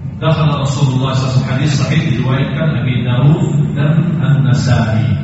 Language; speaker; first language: Indonesian; non-native, fluent; Arabic